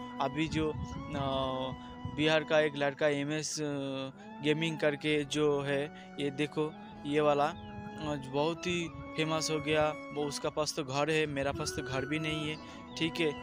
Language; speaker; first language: Hindi; non-native, local second language; Bangla